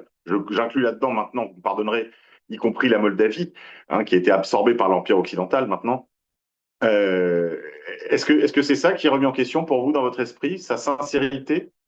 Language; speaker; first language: French; native; French